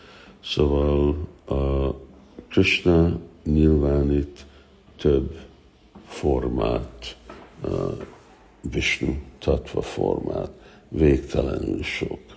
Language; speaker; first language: Hungarian; early bilingual, heritage; Hungarian